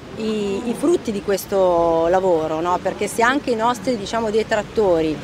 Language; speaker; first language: Italian; native; Italian